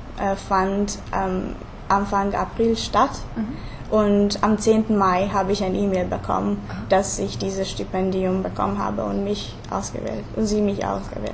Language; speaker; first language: German; non-native, fluent; Hungarian